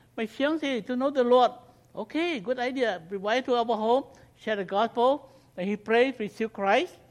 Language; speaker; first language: English; non-native, learner; Khmer